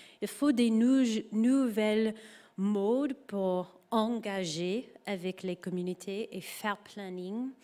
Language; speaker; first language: French; non-native, learner; English